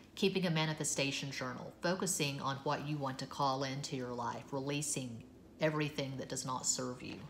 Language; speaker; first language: English; native; English